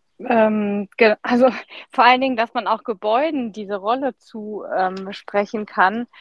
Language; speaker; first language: German; native; German